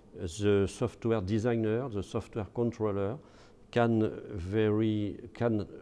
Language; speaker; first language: English; non-native, fluent; French